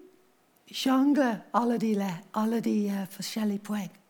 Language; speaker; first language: Norwegian; non-native, fluent; English